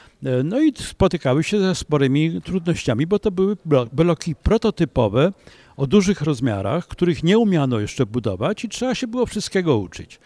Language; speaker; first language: Polish; native; Polish